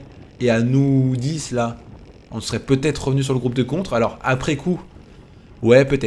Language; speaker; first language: French; native; French